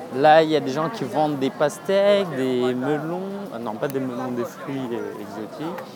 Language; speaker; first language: French; native; French